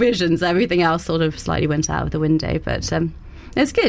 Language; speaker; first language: English; native; English